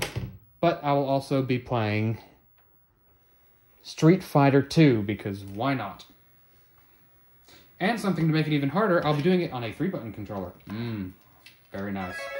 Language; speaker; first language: English; native; English